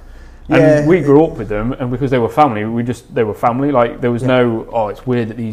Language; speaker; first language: English; native; English